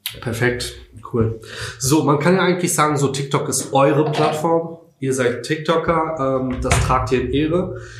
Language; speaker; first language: German; native; German